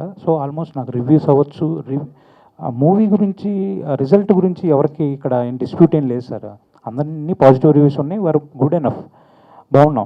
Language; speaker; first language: Telugu; native; Telugu